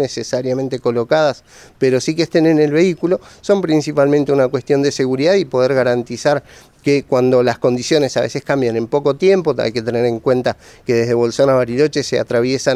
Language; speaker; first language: Spanish; native; Spanish